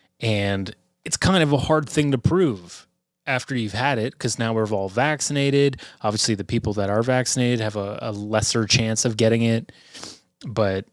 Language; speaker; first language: English; native; English